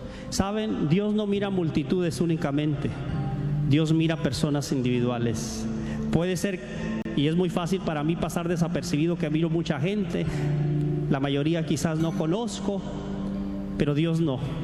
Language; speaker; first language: Spanish; native; Spanish